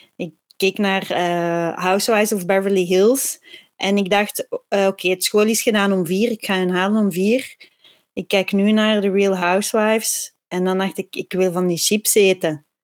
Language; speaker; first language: Dutch; native; Dutch